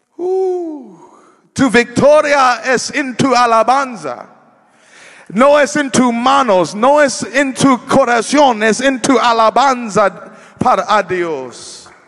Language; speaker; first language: Spanish; non-native, learner; English